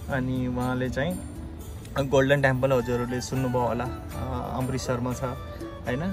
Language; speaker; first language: Nepali; early bilingual, heritage; Nepali